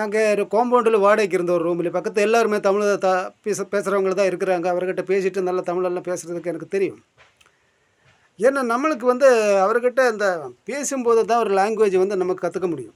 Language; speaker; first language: Tamil; non-native, local second language; Malayalam